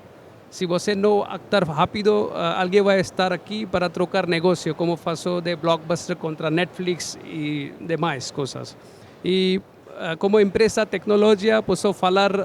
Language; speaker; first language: Portuguese; non-native, learner; Hindi